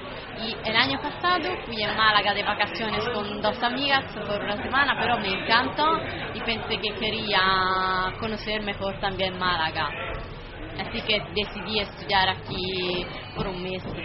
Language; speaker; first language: Spanish; non-native, fluent; Italian